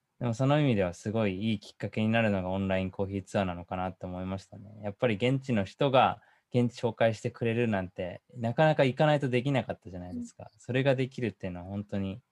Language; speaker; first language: Japanese; native; Japanese